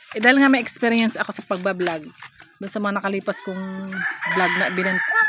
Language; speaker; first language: Filipino; non-native, local second language; Hiligaynon